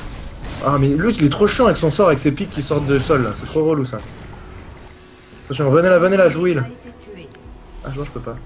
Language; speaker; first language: French; native; French